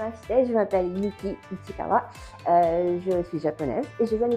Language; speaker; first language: French; non-native, fluent; Japanese